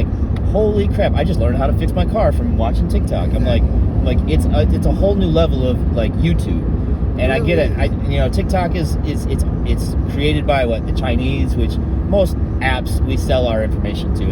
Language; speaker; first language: English; native; English